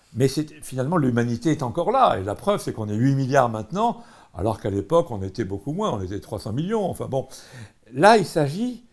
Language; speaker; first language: French; native; French